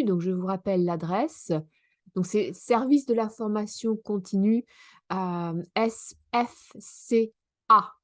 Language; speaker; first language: French; native; French